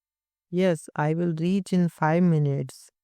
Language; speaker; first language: English; non-native, local second language; Hindi